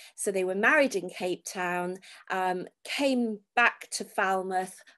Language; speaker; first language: English; native; English